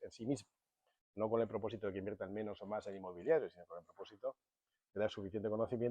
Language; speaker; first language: Spanish; native; Spanish